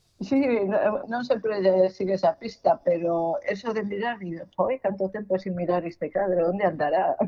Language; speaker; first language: Galician; non-native, local second language; Spanish